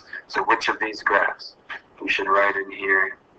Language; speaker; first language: English; native; English